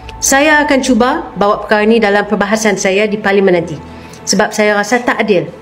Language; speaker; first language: Malay; native; Malay